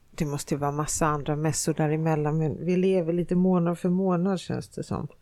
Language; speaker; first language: Swedish; native; Swedish